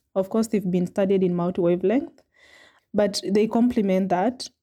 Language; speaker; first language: English; non-native, local second language; Kamba